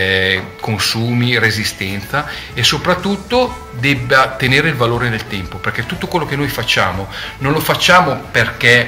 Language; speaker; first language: Italian; native; Italian